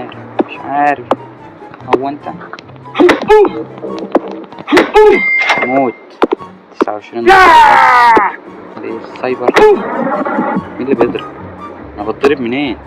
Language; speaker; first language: Arabic; native; Arabic